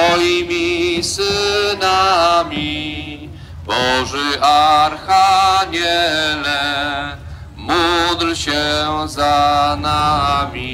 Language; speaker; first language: Polish; native; Polish